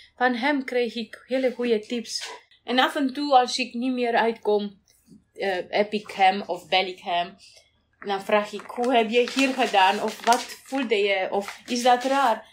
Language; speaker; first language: Dutch; non-native, fluent; Romanian